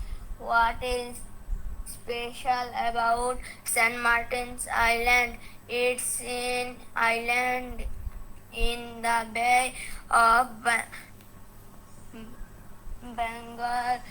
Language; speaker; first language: English; non-native, learner; Bangla